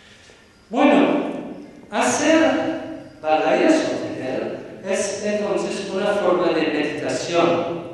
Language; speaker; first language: Spanish; non-native, fluent; English